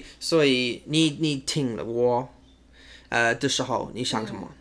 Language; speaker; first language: Chinese; non-native, learner; English